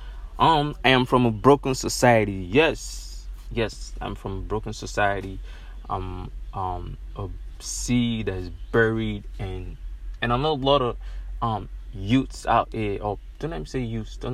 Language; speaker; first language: English; non-native, local second language; Yoruba